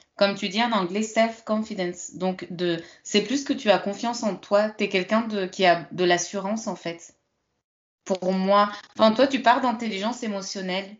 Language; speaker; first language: French; early bilingual, other home language; Spanish